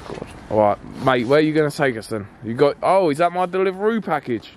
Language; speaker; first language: English; native; English